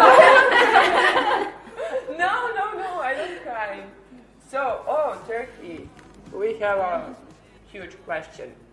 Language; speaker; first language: English; non-native, learner; Serbian